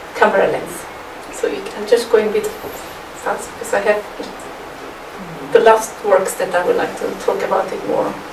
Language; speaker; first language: English; non-native, fluent; Turkish